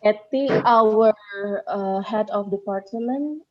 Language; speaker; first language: English; non-native, learner; Indonesian